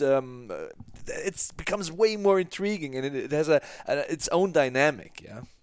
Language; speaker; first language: English; non-native, fluent; German